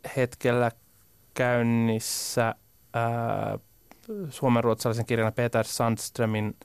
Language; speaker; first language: Finnish; native; Finnish